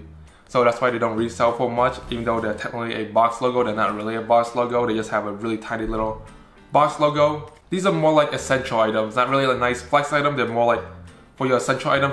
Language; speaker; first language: English; native; English